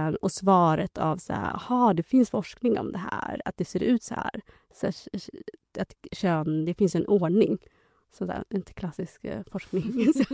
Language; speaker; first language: Swedish; early bilingual, other home language; Somali